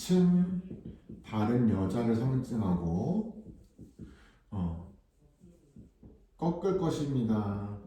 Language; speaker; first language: Korean; native; Korean